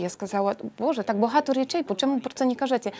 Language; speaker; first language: Polish; non-native, learner; Ukrainian